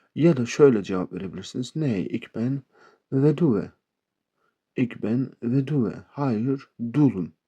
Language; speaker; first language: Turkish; native; Turkish